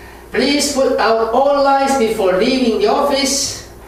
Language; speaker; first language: English; non-native, fluent; Korean